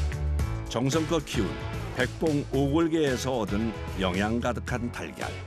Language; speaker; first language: Korean; native; Korean